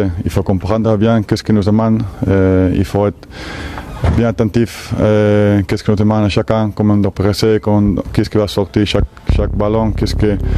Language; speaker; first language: French; non-native, fluent; Spanish